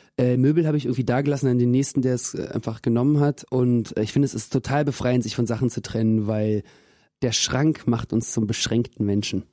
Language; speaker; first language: German; early bilingual, other home language; Russian